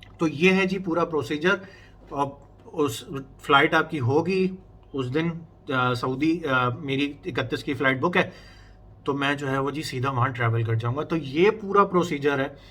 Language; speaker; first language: Urdu; native; Urdu